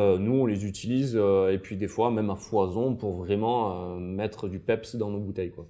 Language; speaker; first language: French; native; French